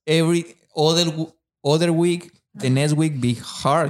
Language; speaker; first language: English; non-native, learner; Spanish